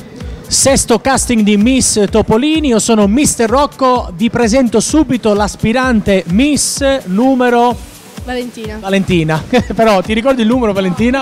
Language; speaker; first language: Italian; native; Italian